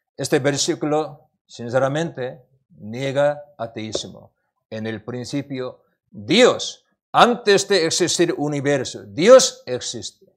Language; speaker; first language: Spanish; non-native, learner; Korean